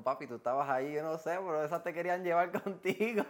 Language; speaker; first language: Spanish; early bilingual, other home language; English